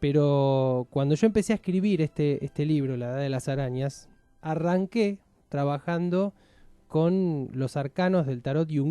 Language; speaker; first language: Spanish; native; Spanish